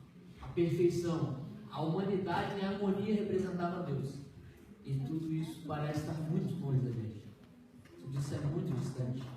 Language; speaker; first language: Portuguese; native; Portuguese